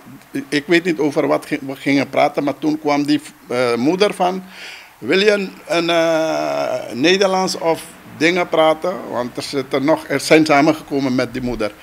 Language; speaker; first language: Dutch; non-native, local second language; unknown